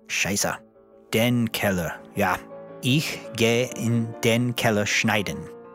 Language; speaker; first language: German; non-native, learner; English